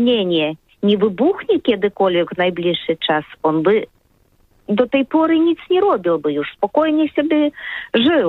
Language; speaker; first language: Polish; non-native, learner; Russian